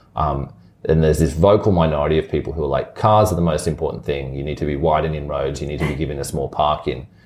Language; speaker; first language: English; native; English